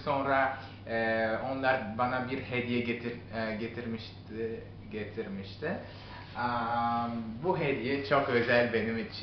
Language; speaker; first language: Turkish; non-native, learner; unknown